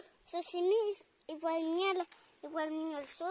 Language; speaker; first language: French; native; French